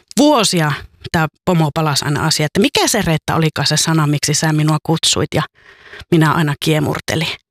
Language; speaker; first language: Finnish; native; Finnish